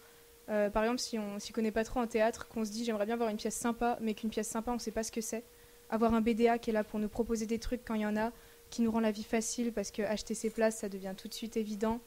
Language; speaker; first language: French; native; French